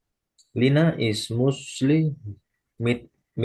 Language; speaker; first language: German; non-native, learner; Indonesian